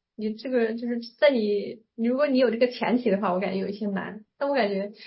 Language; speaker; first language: Chinese; native; Chinese